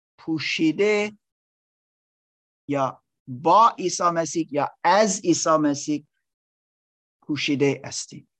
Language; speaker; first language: Persian; non-native, learner; English